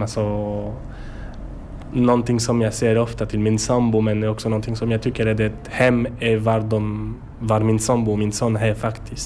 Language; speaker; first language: Swedish; non-native, learner; French